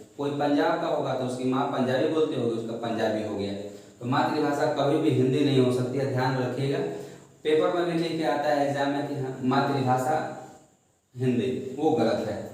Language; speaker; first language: Hindi; non-native, local second language; Bhojpuri